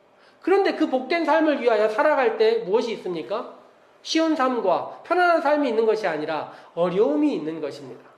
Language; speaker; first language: Korean; native; Korean